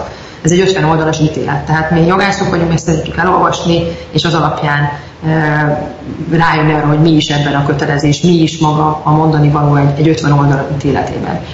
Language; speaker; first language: Hungarian; native; Hungarian